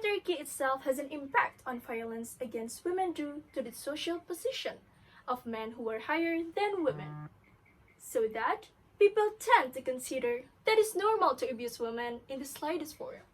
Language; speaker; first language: English; non-native, learner; Indonesian